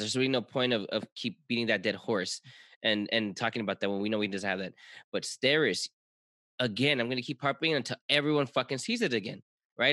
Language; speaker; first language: English; early bilingual, other home language; Spanish